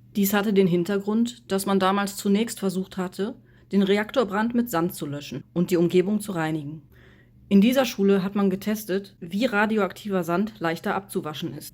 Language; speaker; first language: German; native; German